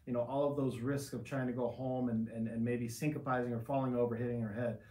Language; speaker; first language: English; native; English